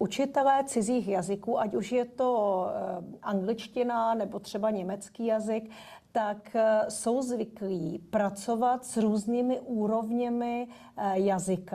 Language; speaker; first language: Czech; native; Czech